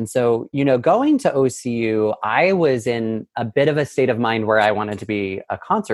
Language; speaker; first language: English; native; English